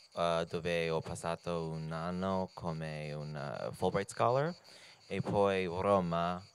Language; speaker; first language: Italian; non-native, learner; English